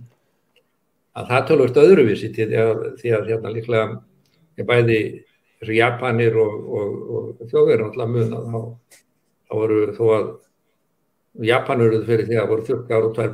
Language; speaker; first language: Icelandic; native; Icelandic